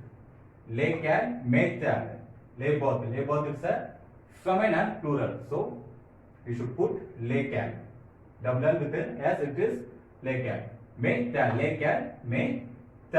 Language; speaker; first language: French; non-native, fluent; Tamil